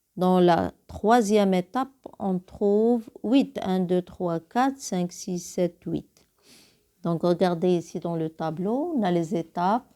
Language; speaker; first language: French; non-native, local second language; Arabic